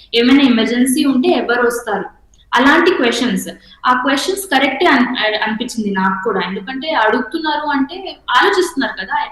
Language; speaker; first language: Telugu; non-native, local second language; Hindi